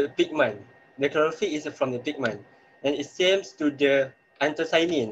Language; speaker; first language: English; non-native, local second language; Malay